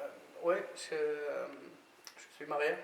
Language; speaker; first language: French; non-native, learner; Norwegian